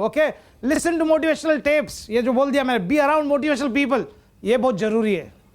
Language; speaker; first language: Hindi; non-native, local second language; Malayalam